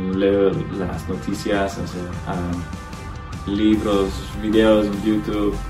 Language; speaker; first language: Spanish; non-native, fluent; English